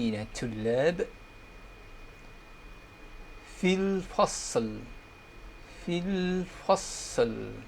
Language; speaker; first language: Arabic; non-native, fluent; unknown